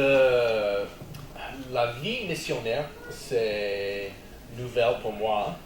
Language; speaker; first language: French; non-native, learner; English